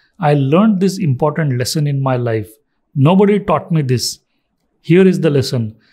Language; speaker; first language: English; non-native, local second language; Marathi